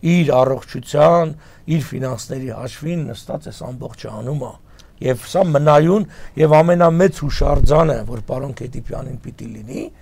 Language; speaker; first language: Armenian; native; Armenian